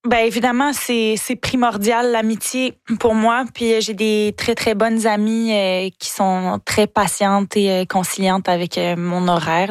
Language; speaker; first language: French; native; French